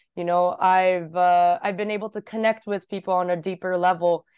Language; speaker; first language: English; early bilingual, other home language; Japanese